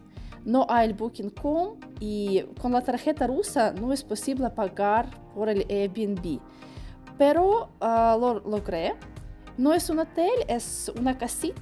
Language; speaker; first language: Spanish; non-native, fluent; Russian